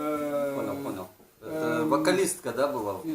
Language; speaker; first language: Russian; native; Russian